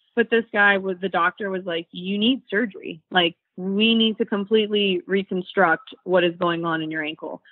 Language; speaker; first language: English; native; English